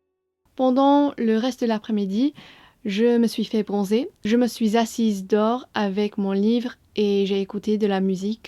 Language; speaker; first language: French; non-native, fluent; English